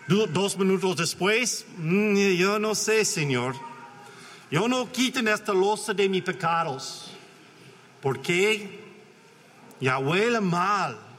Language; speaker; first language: Spanish; non-native, learner; English